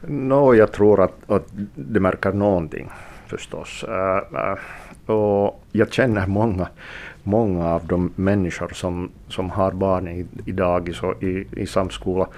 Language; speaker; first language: Swedish; non-native, local second language; Finnish